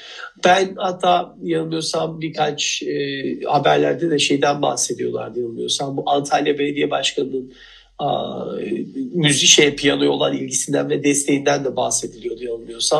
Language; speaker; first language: Turkish; native; Turkish